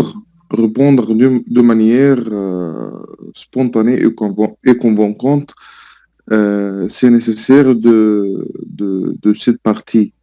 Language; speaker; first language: French; non-native, learner; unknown